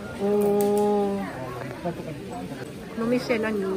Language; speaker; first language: Japanese; non-native, learner; Vietnamese